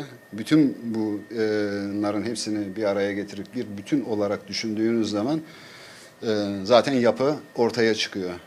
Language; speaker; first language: Turkish; native; Turkish